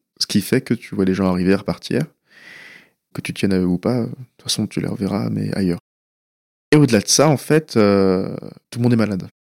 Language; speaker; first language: French; early bilingual, other home language; Persian